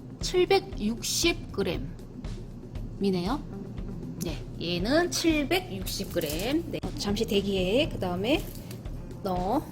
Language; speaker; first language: Korean; native; Korean